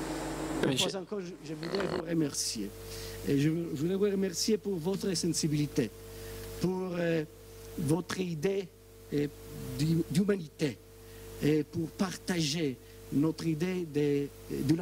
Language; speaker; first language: French; non-native, learner; Italian